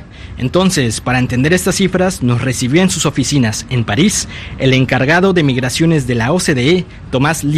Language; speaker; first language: Spanish; native; Spanish